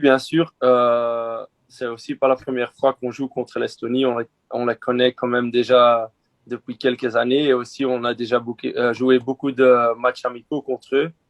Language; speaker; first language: French; non-native, local second language; Dutch